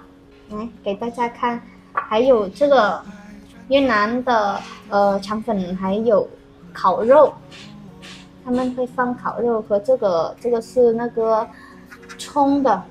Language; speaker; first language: Chinese; non-native, fluent; Vietnamese